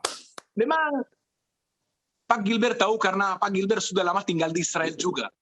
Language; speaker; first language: Indonesian; non-native, fluent; Hebrew